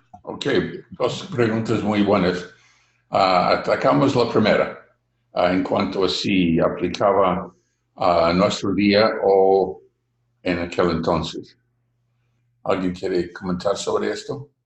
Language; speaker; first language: Spanish; non-native, fluent; English